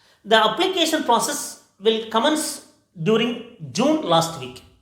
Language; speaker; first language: English; non-native, local second language; Tamil